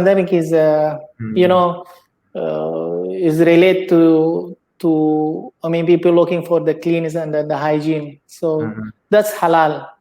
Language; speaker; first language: English; non-native, learner; Indonesian